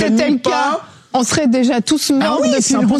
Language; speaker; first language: French; native; French